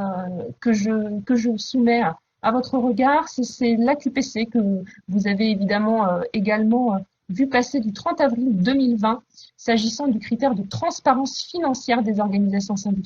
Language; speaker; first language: French; native; French